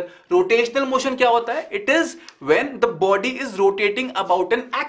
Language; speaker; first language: English; non-native, local second language; Hindi